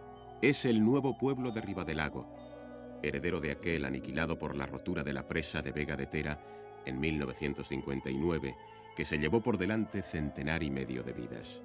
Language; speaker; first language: Spanish; native; Spanish